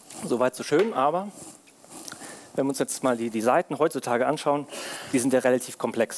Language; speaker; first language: German; native; German